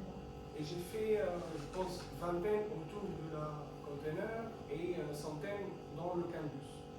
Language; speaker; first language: French; non-native, fluent; Arabic